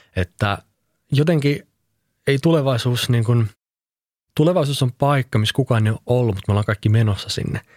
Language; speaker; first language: Finnish; native; Finnish